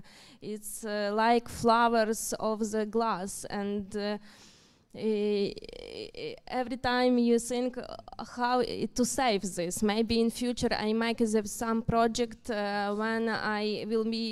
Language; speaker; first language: English; non-native, learner; Ukrainian